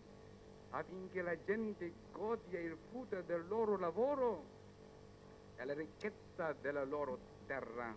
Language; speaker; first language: Italian; non-native, fluent; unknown